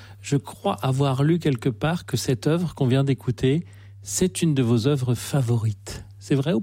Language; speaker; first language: French; native; French